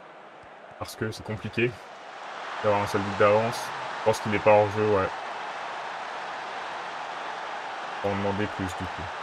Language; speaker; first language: French; native; French